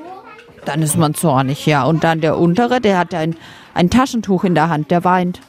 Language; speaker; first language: German; native; German